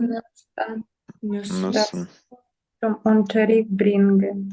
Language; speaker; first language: German; non-native, learner; Ukrainian